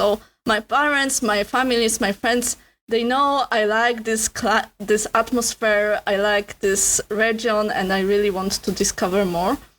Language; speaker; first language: English; non-native, learner; Polish